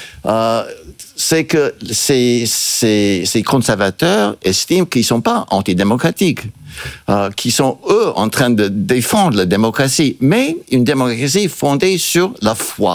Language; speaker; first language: French; non-native, fluent; English